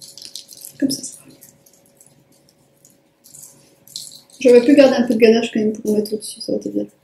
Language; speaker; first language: French; native; French